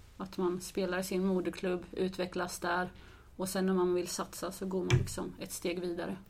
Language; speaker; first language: Swedish; native; Swedish